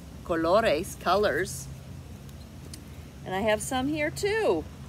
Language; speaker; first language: English; native; English